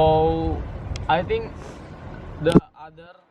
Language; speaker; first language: English; non-native, learner; Indonesian